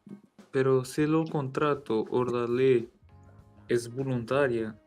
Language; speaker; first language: Spanish; non-native, learner; Portuguese